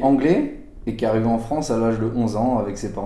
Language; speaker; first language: French; native; French